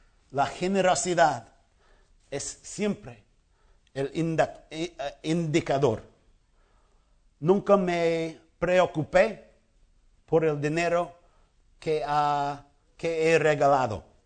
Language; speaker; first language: Spanish; non-native, fluent; English